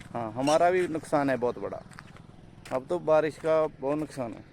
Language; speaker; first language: Hindi; non-native, local second language; Punjabi